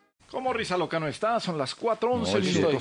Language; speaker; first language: Spanish; native; Spanish